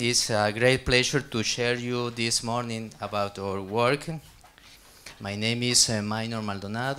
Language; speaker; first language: English; non-native, learner; Spanish